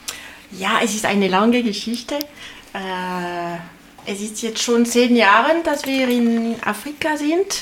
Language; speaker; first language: German; non-native, learner; French